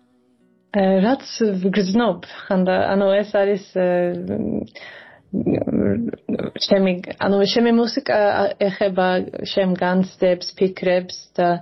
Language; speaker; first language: Georgian; early bilingual, heritage; Georgian